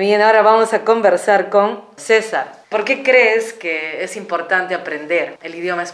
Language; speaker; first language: Spanish; native; Spanish